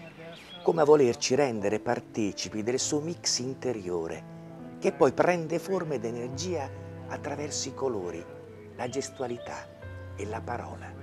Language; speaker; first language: Italian; native; Italian